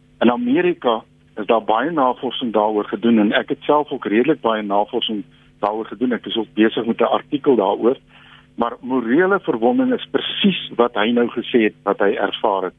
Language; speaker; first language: Afrikaans; native; Afrikaans